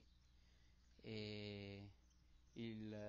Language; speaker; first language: French; non-native, learner; Italian